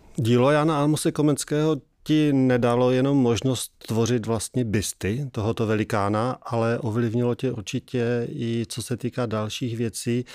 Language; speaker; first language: Czech; native; Czech